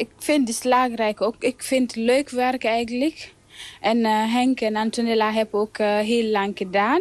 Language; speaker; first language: Dutch; non-native, learner; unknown